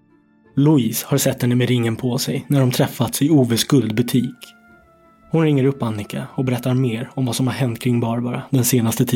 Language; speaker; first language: Swedish; native; Swedish